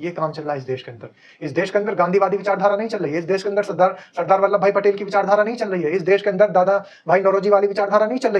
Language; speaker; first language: Hindi; native; Hindi